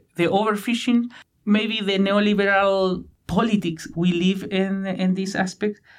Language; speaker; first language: English; non-native, learner; Spanish